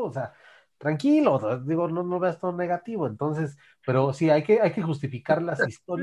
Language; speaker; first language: Spanish; native; Spanish